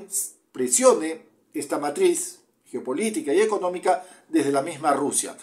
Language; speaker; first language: Spanish; native; Spanish